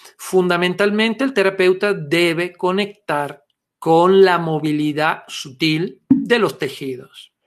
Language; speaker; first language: Spanish; non-native, fluent; Italian